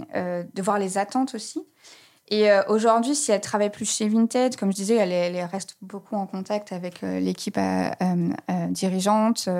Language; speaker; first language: French; native; French